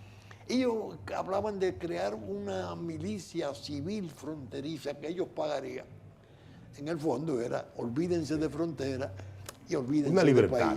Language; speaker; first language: Spanish; native; Spanish